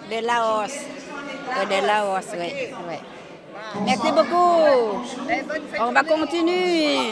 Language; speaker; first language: French; non-native, fluent; Lao